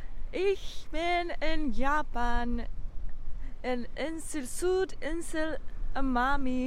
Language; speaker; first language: German; non-native, learner; Japanese